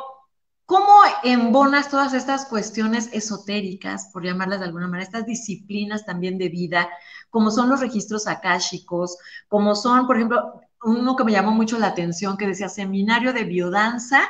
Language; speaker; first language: Spanish; native; Spanish